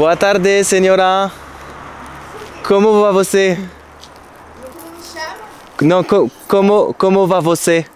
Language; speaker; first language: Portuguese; non-native, learner; French